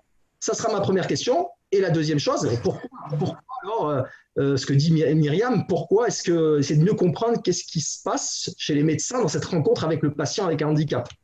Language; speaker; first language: French; native; French